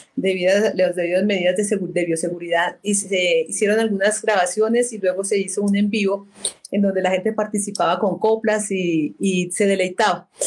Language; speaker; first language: Spanish; native; Spanish